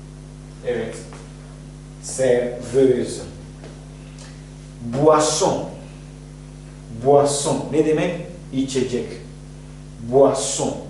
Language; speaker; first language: Turkish; non-native, fluent; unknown